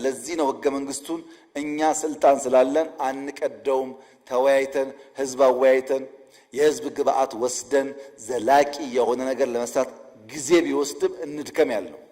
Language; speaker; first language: Amharic; non-native, local second language; Oromo